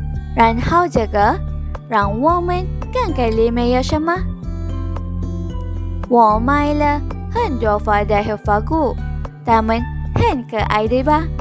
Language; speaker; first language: Chinese; non-native, learner; Malay